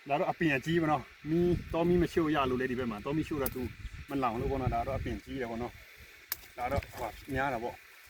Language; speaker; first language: Burmese; non-native, local second language; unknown